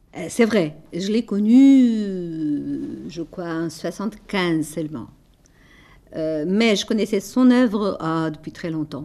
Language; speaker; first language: French; non-native, fluent; Portuguese